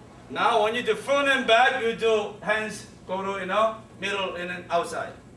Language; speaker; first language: English; non-native, fluent; Korean